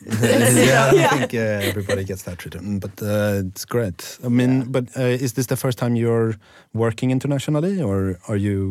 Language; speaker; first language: English; non-native, fluent; Swedish